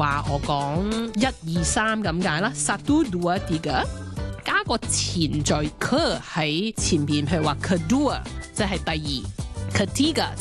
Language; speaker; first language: Cantonese; early bilingual, heritage; Cantonese